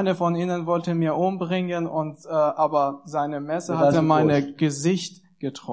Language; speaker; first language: German; non-native, learner; Persian